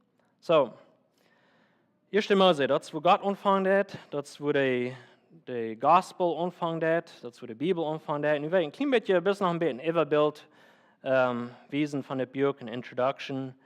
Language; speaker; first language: German; non-native, learner; Plautdietsch